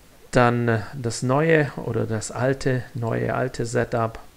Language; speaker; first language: German; native; German